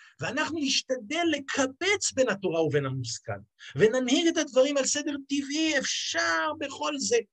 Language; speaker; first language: Hebrew; native; Hebrew